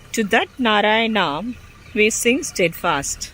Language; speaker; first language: English; non-native, local second language; Tamil